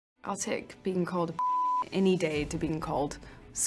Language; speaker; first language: English; native; English